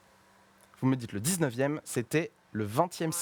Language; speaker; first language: French; native; French